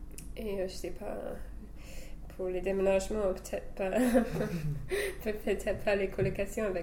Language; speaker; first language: French; non-native, fluent; English